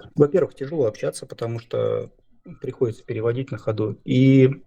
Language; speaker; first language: Russian; native; Russian